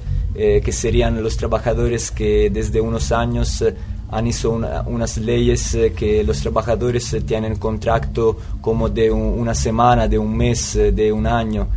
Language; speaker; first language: Spanish; non-native, fluent; Italian